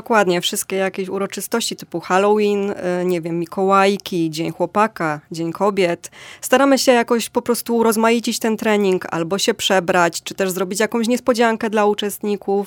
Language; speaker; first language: Polish; native; Polish